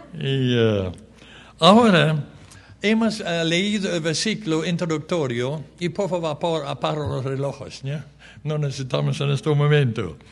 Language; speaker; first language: Spanish; early bilingual, other home language; German